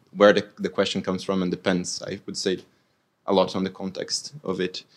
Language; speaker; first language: English; non-native, fluent; Arabic